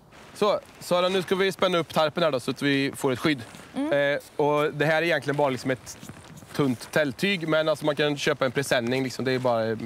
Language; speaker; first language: Swedish; native; Swedish